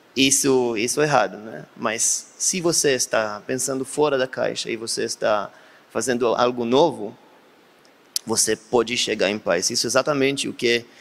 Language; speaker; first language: Portuguese; non-native, fluent; Hebrew